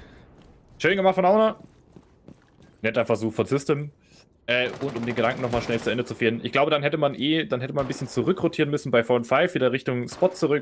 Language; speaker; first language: German; native; German